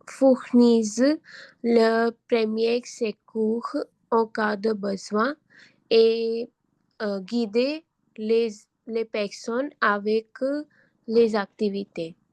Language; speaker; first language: French; non-native, learner; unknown